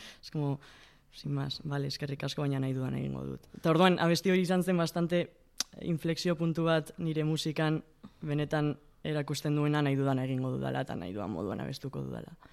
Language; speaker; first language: Basque; non-native, local second language; Spanish